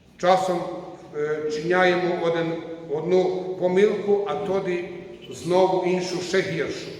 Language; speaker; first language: Ukrainian; non-native, learner; Croatian